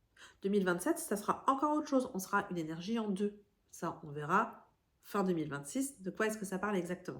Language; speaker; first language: French; native; French